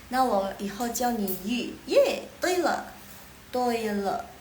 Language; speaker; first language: Chinese; non-native, fluent; Indonesian